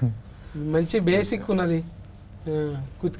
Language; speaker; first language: Telugu; native; Telugu